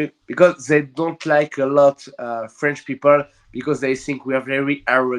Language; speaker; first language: English; non-native, learner; French